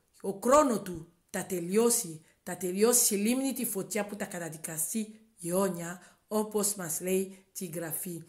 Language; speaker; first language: Greek; non-native, learner; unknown